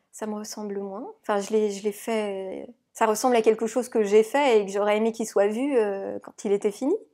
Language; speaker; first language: French; native; French